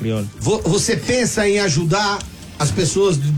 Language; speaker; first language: Portuguese; native; Portuguese